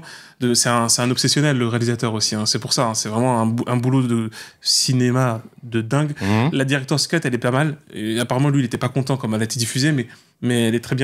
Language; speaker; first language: French; native; French